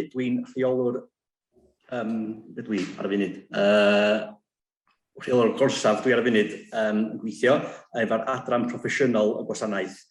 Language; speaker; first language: Welsh; non-native, local second language; English